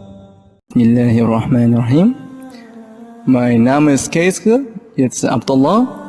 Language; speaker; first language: German; early bilingual, other home language; Japanese